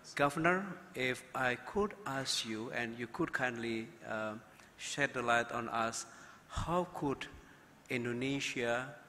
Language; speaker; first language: English; non-native, fluent; Indonesian